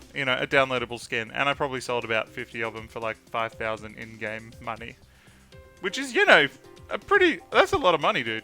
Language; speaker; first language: English; native; English